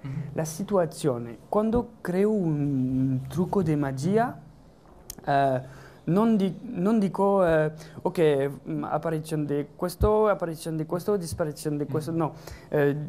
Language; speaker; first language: Italian; non-native, learner; French